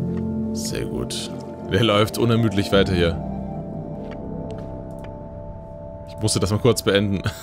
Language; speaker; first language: German; native; German